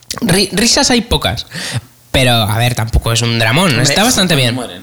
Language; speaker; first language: Spanish; native; Spanish